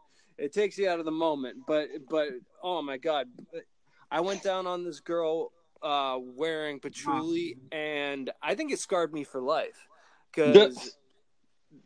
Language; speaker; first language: English; native; English